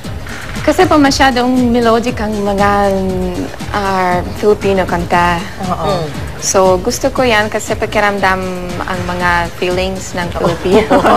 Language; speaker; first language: Filipino; non-native, learner; Russian